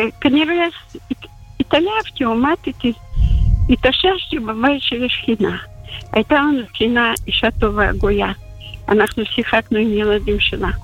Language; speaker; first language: Hebrew; non-native, fluent; Russian